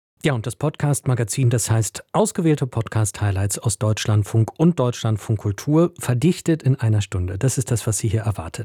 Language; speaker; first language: German; native; German